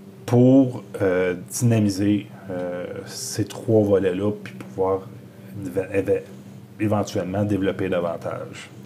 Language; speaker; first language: French; native; French